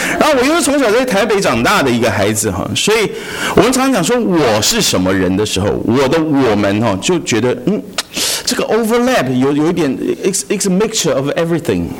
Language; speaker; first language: Chinese; native; Chinese